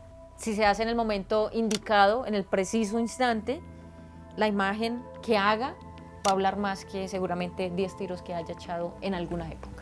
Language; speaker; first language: Spanish; native; Spanish